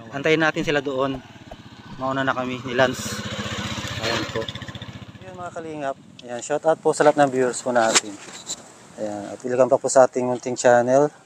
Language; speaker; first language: Filipino; non-native, local second language; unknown